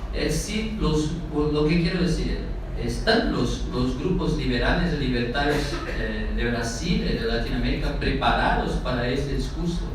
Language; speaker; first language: Spanish; non-native, fluent; Portuguese